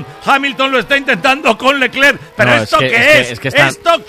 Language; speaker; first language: Spanish; native; Spanish